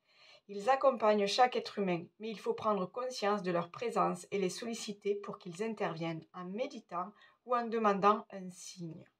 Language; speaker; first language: French; native; French